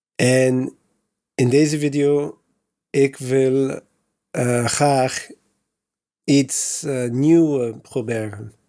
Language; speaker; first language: Dutch; non-native, learner; English